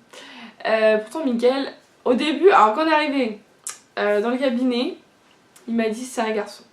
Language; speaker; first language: French; native; French